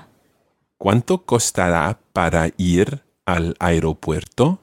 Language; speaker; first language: Spanish; non-native, fluent; English